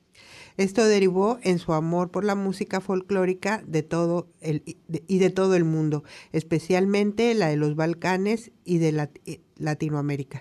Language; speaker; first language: Spanish; native; Spanish